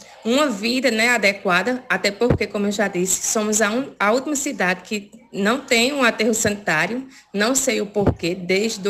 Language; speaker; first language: Portuguese; native; Portuguese